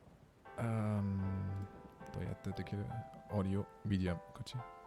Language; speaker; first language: Japanese; non-native, learner; German